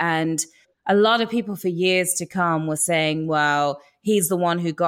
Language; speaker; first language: English; native; English